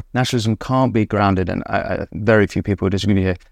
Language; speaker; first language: English; native; English